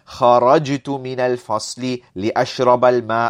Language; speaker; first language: Arabic; non-native, fluent; English